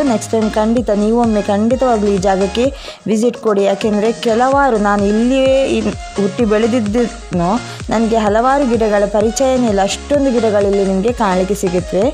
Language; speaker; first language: Kannada; non-native, local second language; Tulu